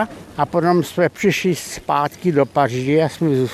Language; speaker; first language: Czech; early bilingual, heritage; Czech